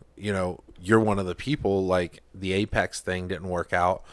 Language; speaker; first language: English; native; English